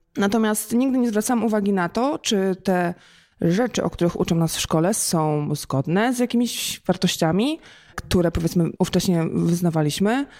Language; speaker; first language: Polish; native; Polish